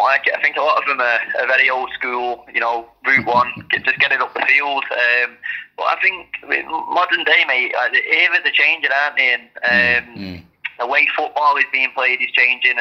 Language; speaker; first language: English; native; English